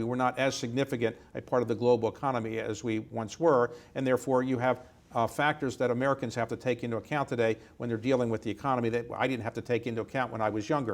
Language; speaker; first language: English; native; English